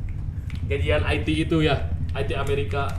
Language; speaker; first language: Indonesian; native; Indonesian